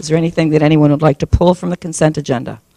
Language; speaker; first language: English; native; English